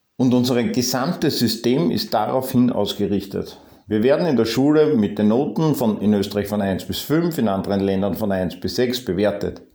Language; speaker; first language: German; native; German